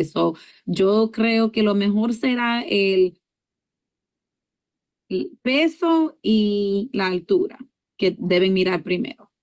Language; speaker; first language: Spanish; early bilingual, heritage; English